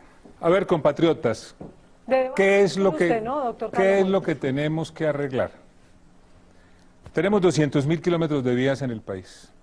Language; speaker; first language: Spanish; native; Spanish